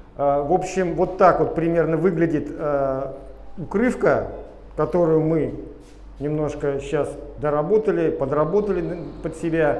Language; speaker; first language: Russian; native; Russian